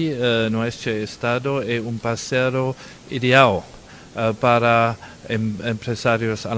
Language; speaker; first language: Portuguese; non-native, fluent; German